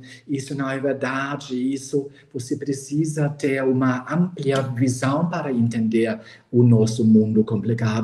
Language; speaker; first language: Portuguese; non-native, fluent; German